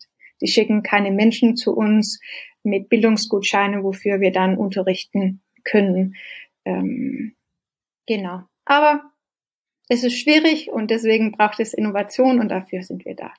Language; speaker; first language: German; non-native, fluent; Danish